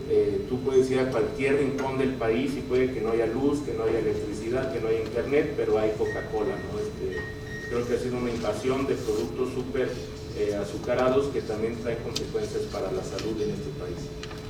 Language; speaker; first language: Spanish; native; Spanish